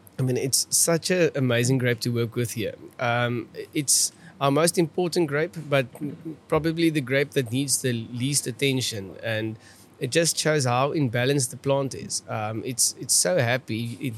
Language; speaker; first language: English; non-native, local second language; Afrikaans